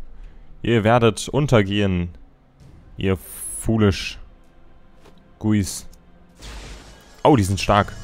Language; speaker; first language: German; native; German